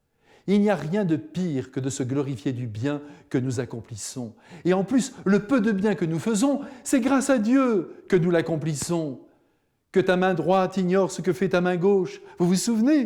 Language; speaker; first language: French; native; French